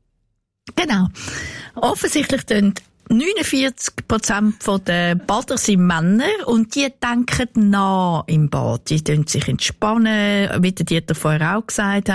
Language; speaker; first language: German; native; German